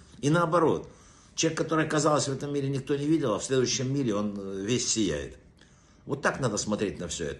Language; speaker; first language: Russian; native; Russian